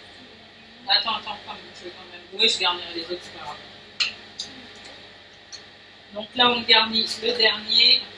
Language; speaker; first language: French; native; French